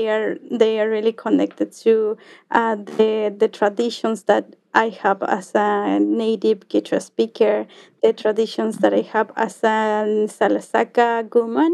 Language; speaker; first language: English; non-native, fluent; Quechua